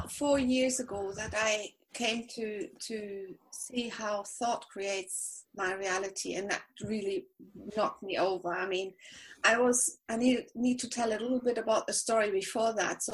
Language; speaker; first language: English; non-native, fluent; German